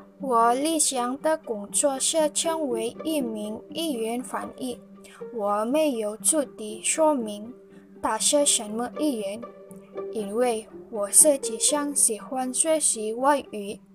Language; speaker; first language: Chinese; non-native, learner; Indonesian